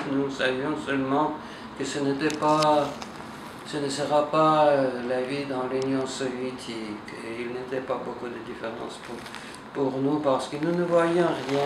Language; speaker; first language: French; non-native, learner; Russian